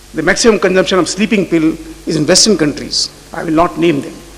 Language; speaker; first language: Hindi; non-native, local second language; Marathi